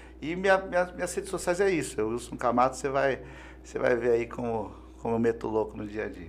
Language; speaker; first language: Portuguese; native; Portuguese